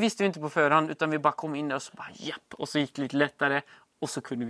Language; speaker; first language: Swedish; native; Swedish